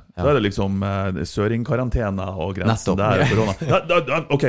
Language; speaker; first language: Norwegian; native; Norwegian